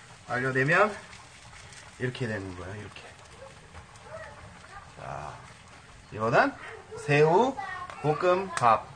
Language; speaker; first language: Korean; non-native, fluent; English